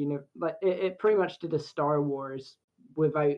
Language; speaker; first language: English; native; English